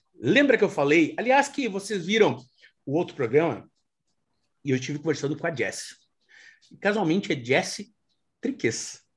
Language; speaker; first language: Portuguese; native; Portuguese